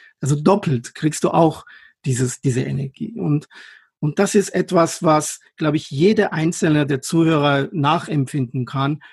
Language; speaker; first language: German; non-native, fluent; Persian